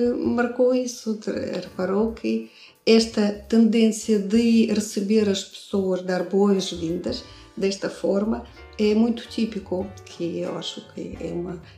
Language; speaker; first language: Portuguese; non-native, fluent; Russian